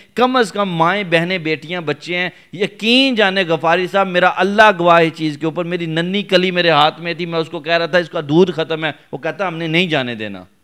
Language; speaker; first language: Urdu; non-native, local second language; Punjabi